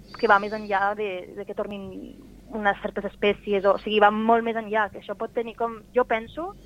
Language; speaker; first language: Catalan; early bilingual, heritage; Catalan